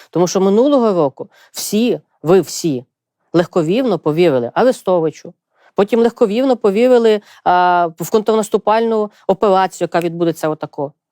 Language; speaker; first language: Ukrainian; native; Ukrainian